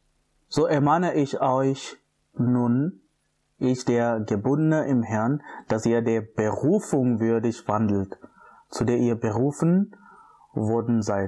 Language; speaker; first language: German; non-native, fluent; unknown